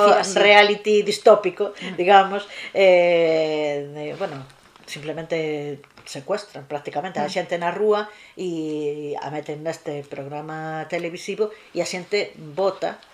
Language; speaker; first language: Galician; native; Galician